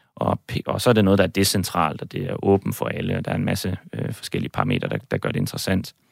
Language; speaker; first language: Danish; native; Danish